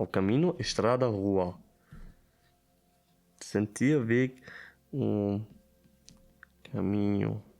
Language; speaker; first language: Portuguese; non-native, learner; German